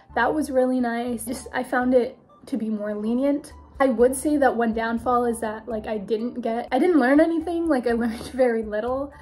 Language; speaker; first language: English; native; English